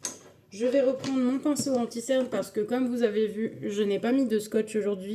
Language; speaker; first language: French; native; French